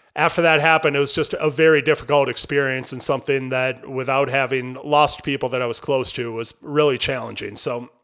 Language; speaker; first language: English; native; English